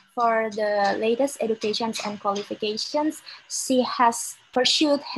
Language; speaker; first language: English; non-native, fluent; Indonesian